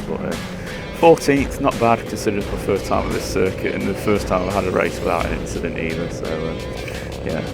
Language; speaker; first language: English; native; English